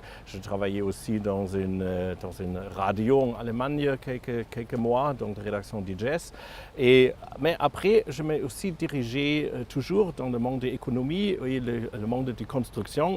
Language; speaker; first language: French; non-native, fluent; German